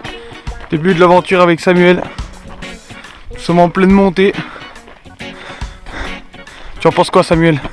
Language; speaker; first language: French; native; French